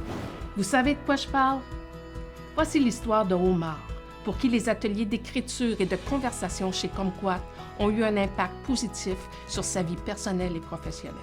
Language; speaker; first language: French; native; French